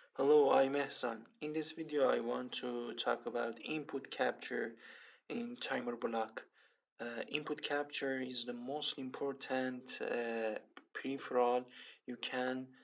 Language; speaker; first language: English; non-native, learner; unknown